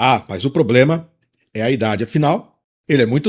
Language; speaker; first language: Portuguese; native; Portuguese